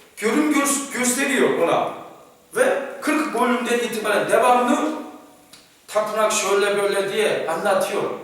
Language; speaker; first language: Turkish; non-native, fluent; Korean